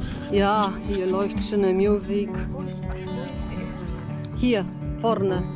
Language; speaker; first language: German; non-native, learner; Polish